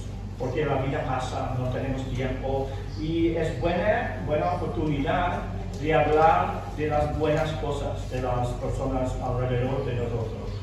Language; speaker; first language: Spanish; non-native, fluent; English